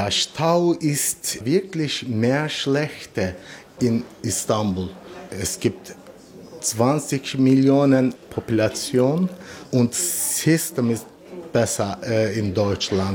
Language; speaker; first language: German; non-native, learner; Turkish